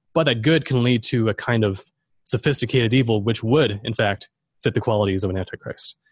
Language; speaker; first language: English; non-native, fluent; German